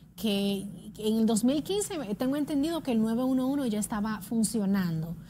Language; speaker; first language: Spanish; native; Spanish